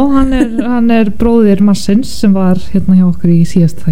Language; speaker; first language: Icelandic; non-native, fluent; Polish